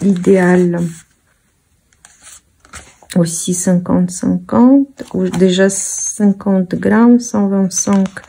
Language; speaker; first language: French; non-native, fluent; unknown